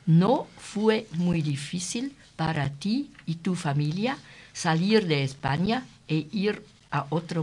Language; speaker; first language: Spanish; non-native, learner; German